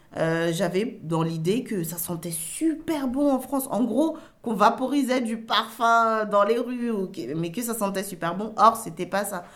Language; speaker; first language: French; early bilingual, other home language; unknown